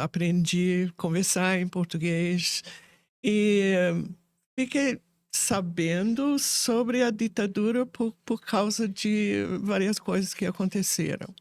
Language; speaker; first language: Portuguese; non-native, fluent; English